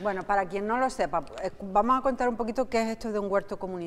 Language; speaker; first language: Spanish; native; Spanish